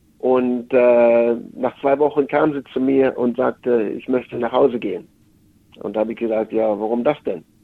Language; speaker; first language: German; native; German